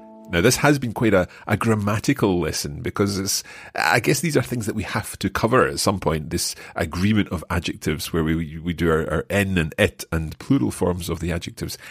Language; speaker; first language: English; native; English